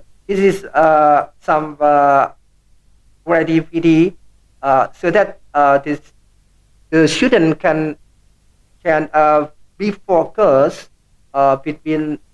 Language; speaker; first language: English; non-native, learner; Indonesian